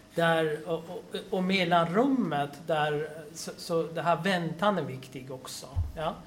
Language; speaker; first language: Swedish; non-native, fluent; Persian